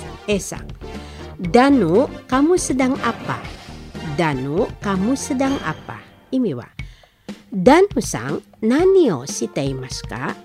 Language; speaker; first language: Japanese; non-native, fluent; Indonesian